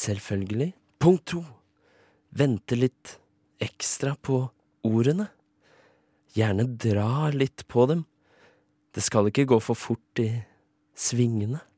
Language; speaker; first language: Norwegian; native; Norwegian